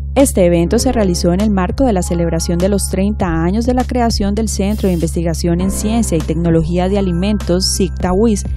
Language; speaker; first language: Spanish; non-native, fluent; French